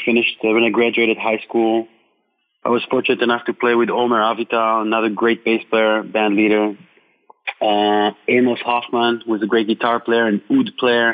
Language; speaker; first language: English; non-native, fluent; Hebrew